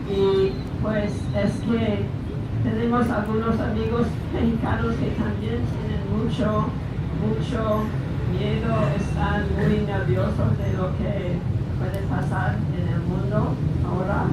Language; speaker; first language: Spanish; non-native, learner; English